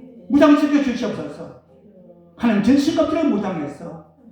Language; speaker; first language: Korean; native; Korean